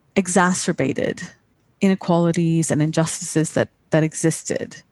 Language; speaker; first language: English; native; English